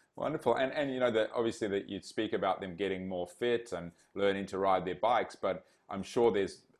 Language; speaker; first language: English; native; English